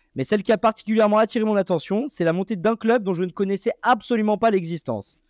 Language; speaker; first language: French; native; French